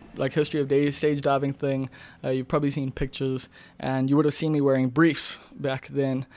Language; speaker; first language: English; native; English